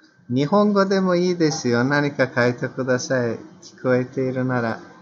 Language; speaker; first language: Japanese; non-native, fluent; Turkish